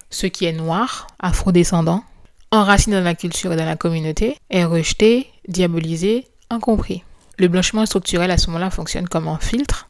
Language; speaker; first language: French; non-native, local second language; Haitian Creole